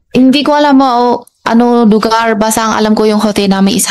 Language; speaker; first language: Filipino; non-native, learner; Chinese